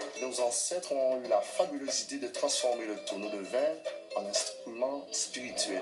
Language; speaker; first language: French; native; French